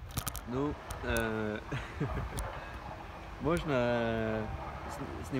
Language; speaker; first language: Russian; non-native, learner; Norwegian